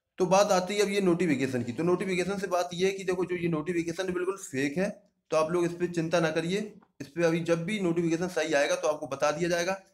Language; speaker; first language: Hindi; native; Hindi